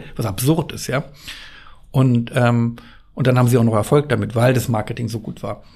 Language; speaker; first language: German; native; German